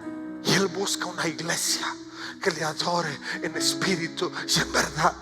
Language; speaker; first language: Spanish; native; Spanish